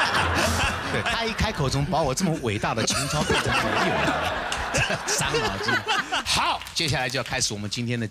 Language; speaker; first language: Chinese; native; Chinese